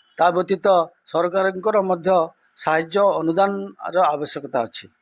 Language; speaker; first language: Odia; non-native, local second language; Santali